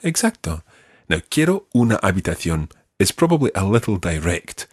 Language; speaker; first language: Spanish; non-native, fluent; English